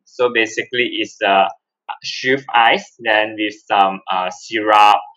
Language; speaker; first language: English; non-native, local second language; Cantonese